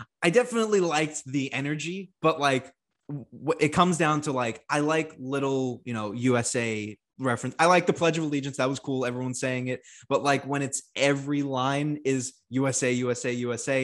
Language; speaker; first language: English; native; English